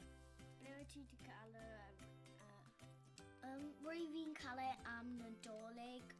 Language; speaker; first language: Welsh; non-native, local second language; English